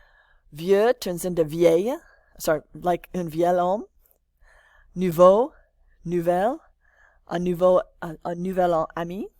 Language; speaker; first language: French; non-native, fluent; English